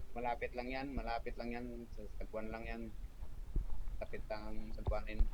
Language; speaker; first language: Filipino; native; Filipino